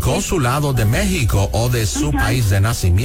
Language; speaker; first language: Spanish; non-native, learner; English